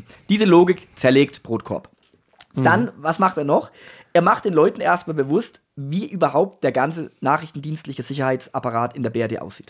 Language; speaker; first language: German; native; German